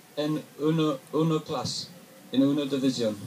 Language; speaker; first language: Spanish; non-native, learner; English